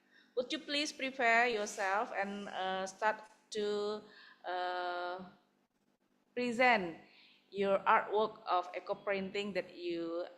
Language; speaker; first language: English; non-native, fluent; Indonesian